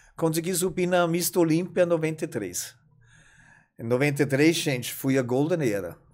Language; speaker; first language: Portuguese; non-native, fluent; German